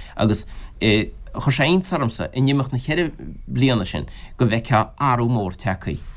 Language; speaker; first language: Irish; native; Irish